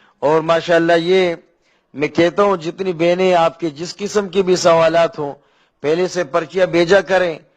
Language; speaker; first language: Urdu; non-native, local second language; Pashto